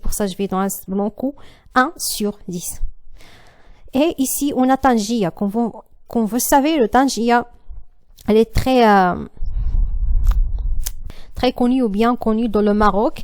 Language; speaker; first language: French; non-native, learner; Arabic